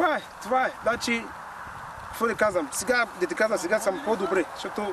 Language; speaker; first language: Bulgarian; non-native, learner; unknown